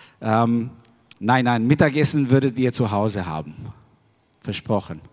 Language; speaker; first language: German; non-native, fluent; Albanian